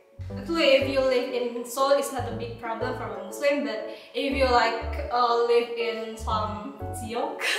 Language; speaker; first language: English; non-native, learner; Indonesian